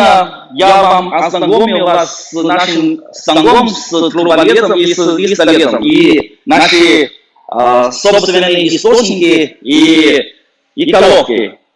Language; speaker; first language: Russian; non-native, fluent; Chinese